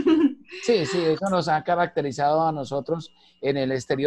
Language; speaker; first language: Spanish; native; Spanish